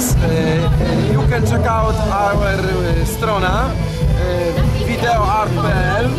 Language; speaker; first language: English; non-native, learner; Polish